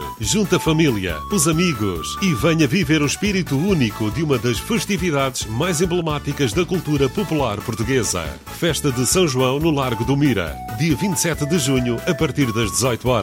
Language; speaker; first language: Portuguese; native; Portuguese